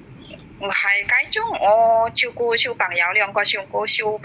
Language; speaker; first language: Cantonese; non-native, learner; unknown